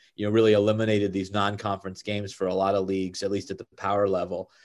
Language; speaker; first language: English; native; English